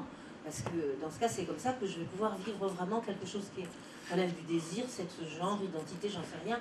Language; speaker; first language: French; native; French